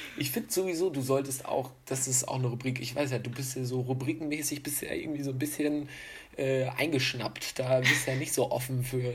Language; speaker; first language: German; native; German